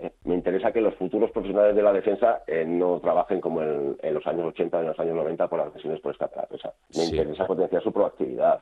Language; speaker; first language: Spanish; native; Spanish